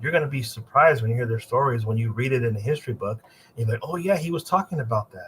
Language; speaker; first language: English; native; English